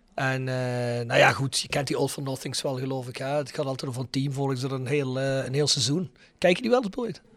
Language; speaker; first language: Dutch; native; Dutch